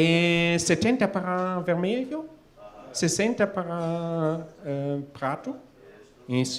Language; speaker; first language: Portuguese; non-native, fluent; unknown